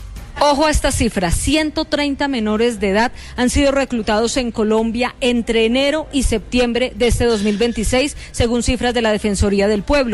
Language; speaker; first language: Spanish; native; Spanish